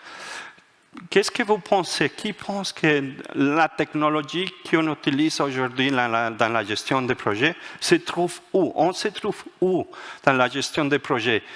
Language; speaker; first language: French; non-native, fluent; Spanish